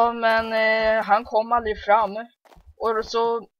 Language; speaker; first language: Swedish; early bilingual, heritage; Swedish